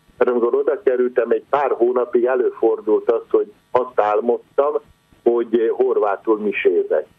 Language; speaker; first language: Hungarian; non-native, local second language; Croatian